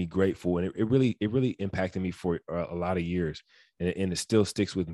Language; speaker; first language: English; native; English